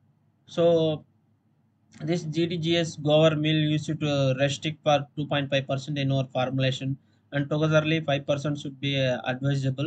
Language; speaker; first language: English; non-native, local second language; Tamil